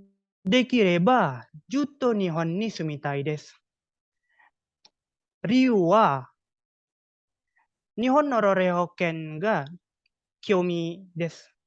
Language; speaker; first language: Japanese; non-native, learner; Indonesian